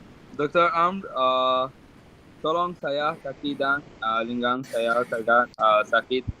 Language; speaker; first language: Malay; non-native, learner; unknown